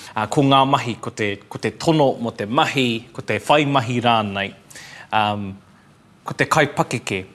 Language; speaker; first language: Māori; non-native, local second language; English